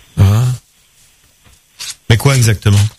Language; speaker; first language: French; native; French